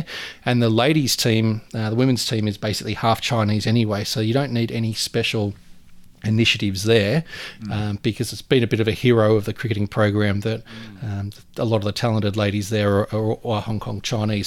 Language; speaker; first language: English; native; English